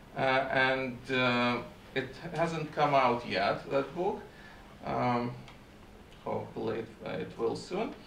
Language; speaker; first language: English; non-native, fluent; Russian